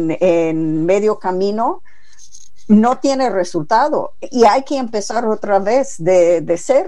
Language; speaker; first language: Spanish; non-native, fluent; English